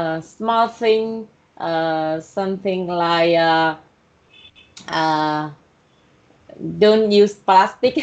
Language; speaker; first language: English; non-native, learner; Vietnamese